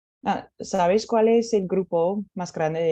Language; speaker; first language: Spanish; non-native, learner; English